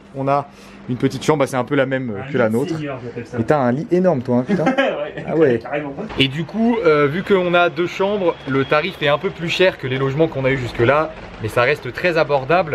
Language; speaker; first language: French; native; French